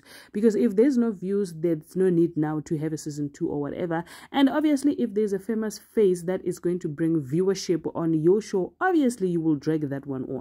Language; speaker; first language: English; non-native, local second language; Zulu